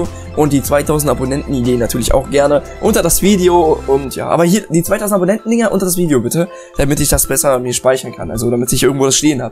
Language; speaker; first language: German; native; German